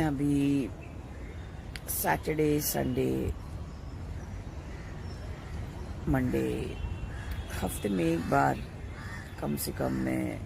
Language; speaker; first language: Hindi; native; Hindi